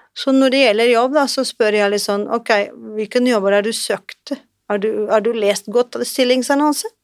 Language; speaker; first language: Norwegian; non-native, fluent; Portuguese